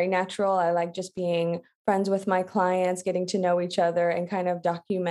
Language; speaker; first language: English; native; English